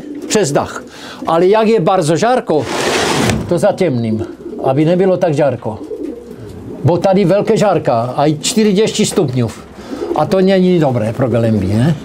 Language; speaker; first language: Polish; non-native, learner; Czech